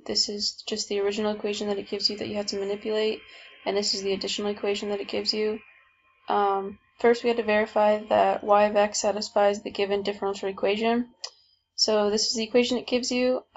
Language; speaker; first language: English; native; English